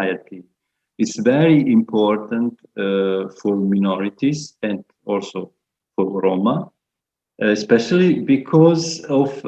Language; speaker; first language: English; non-native, fluent; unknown